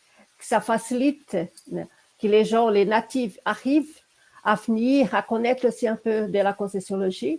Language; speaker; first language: French; non-native, fluent; Portuguese